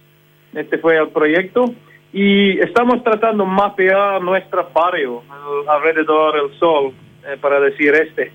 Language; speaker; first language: Spanish; non-native, fluent; English